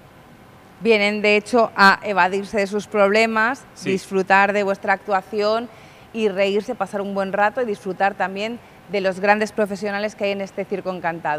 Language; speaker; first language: Spanish; native; Spanish